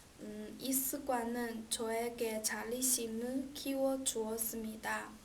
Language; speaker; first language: Korean; non-native, learner; Chinese